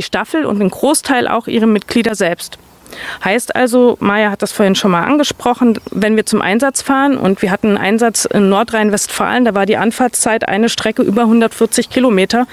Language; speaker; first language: German; native; German